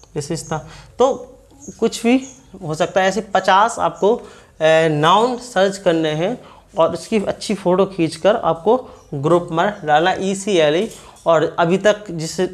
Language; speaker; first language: Hindi; native; Hindi